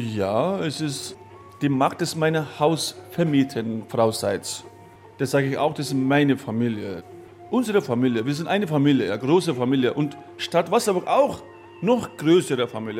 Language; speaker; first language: German; non-native, learner; Turkish